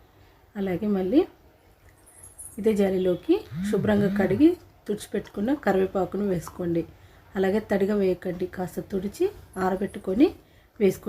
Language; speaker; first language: Telugu; native; Telugu